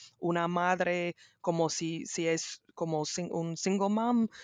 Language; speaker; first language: Spanish; non-native, learner; English